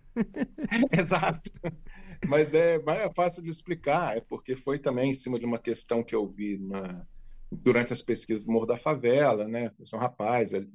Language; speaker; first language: Portuguese; native; Portuguese